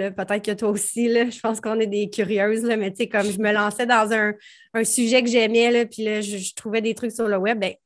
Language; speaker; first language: French; native; French